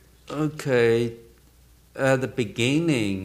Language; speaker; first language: English; non-native, learner; Chinese